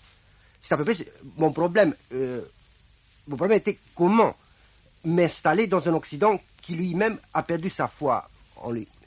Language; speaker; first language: French; non-native, fluent; Romanian